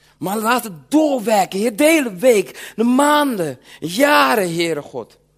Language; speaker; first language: Dutch; early bilingual, other home language; Sranan Tongo